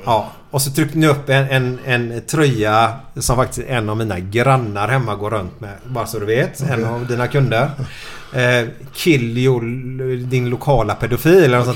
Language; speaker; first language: Swedish; native; Swedish